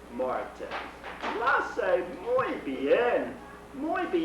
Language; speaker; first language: Spanish; non-native, fluent; English